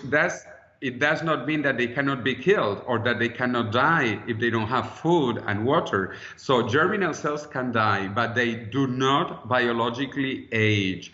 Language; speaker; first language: English; non-native, fluent; Spanish